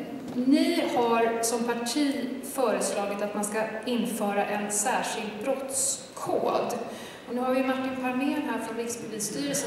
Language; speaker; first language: Swedish; native; Swedish